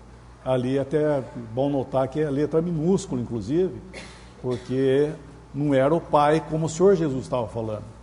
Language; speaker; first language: Portuguese; native; Portuguese